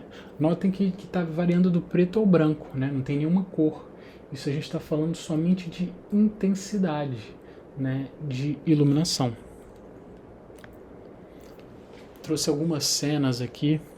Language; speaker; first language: Portuguese; native; Portuguese